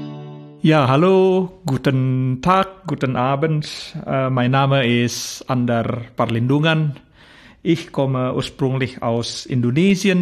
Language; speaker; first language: German; non-native, fluent; Indonesian